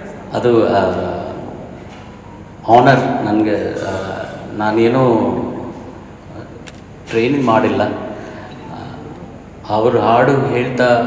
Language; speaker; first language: Kannada; non-native, learner; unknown